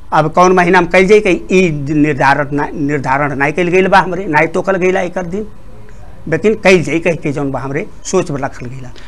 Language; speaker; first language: Bhojpuri; non-native, local second language; Rana Tharu